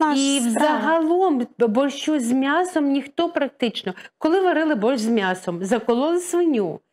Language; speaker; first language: Ukrainian; native; Ukrainian